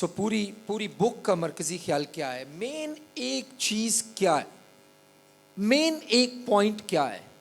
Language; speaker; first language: Urdu; non-native, local second language; Punjabi